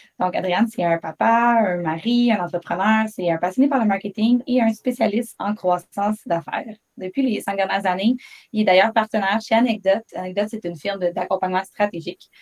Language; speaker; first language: French; native; French